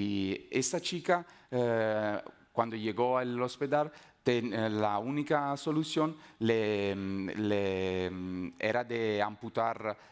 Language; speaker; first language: Spanish; non-native, fluent; Italian